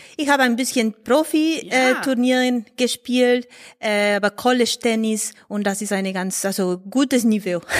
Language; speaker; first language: German; non-native, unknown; Spanish